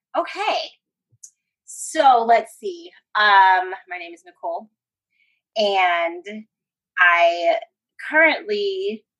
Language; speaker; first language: English; early bilingual, other home language; Spanish